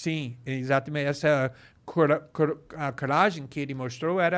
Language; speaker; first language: Portuguese; non-native, fluent; English